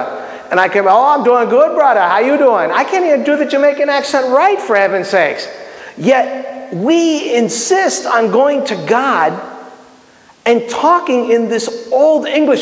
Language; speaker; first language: English; native; English